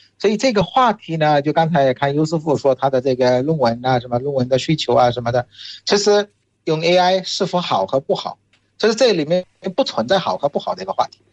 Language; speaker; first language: Chinese; non-native, fluent; Bangla